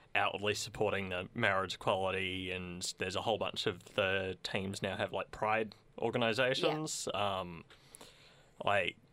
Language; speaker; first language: English; native; English